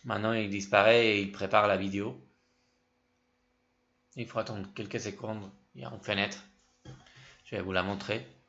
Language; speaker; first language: French; non-native, fluent; Spanish